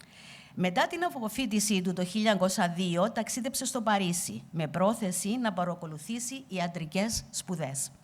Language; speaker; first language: Greek; native; Greek